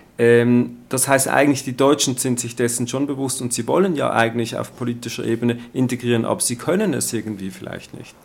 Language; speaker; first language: German; native; German